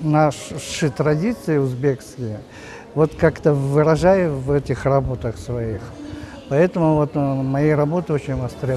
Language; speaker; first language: Russian; native; Russian